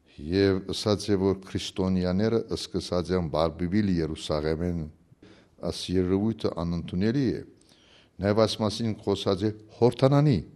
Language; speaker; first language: Armenian; early bilingual, heritage; Armenian